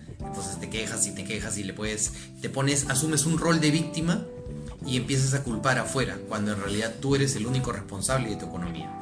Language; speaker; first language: Spanish; native; Spanish